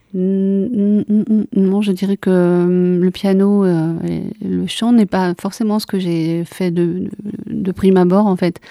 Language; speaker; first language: French; native; French